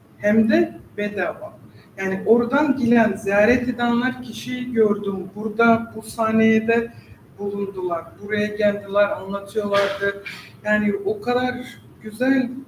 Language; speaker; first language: Turkish; non-native, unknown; Russian